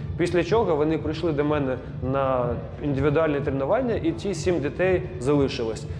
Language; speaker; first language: Ukrainian; non-native, local second language; Russian